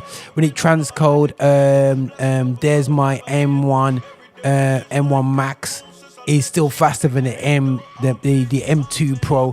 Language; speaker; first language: English; native; English